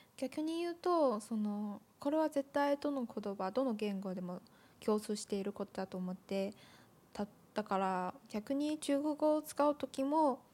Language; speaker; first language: Japanese; non-native, fluent; Chinese